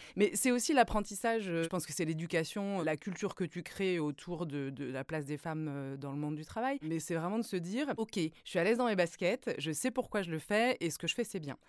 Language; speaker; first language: French; native; French